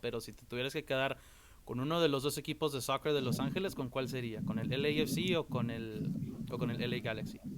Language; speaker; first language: Spanish; native; Spanish